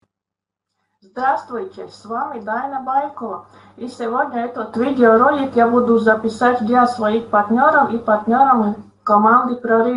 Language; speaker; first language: Russian; non-native, local second language; Latvian